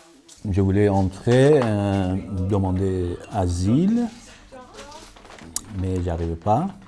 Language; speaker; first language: French; non-native, fluent; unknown